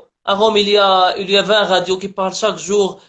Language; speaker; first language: French; non-native, local second language; Arabic